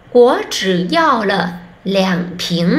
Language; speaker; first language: Chinese; non-native, learner; Vietnamese